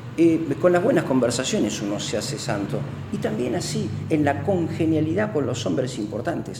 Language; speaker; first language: Spanish; native; Spanish